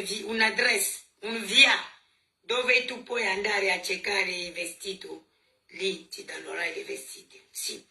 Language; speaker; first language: Italian; non-native, learner; French